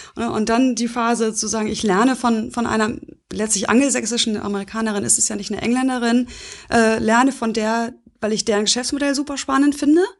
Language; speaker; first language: German; native; German